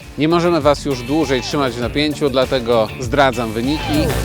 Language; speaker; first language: Polish; native; Polish